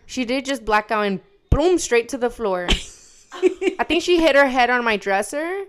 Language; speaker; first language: English; early bilingual, other home language; Spanish